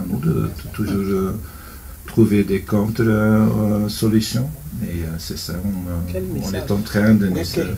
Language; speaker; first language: French; non-native, local second language; Dutch